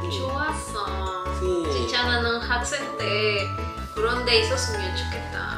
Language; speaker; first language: Korean; non-native, learner; Spanish